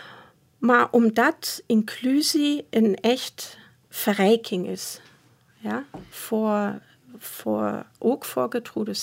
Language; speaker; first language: Dutch; non-native, fluent; German